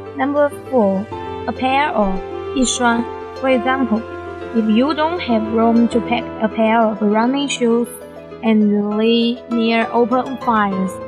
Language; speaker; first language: English; non-native, fluent; Chinese